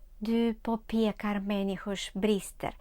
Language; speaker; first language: Swedish; non-native, learner; Ukrainian